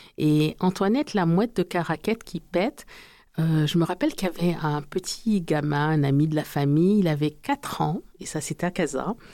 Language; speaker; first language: French; native; French